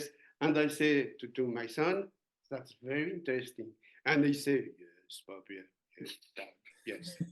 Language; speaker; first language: English; non-native, learner; French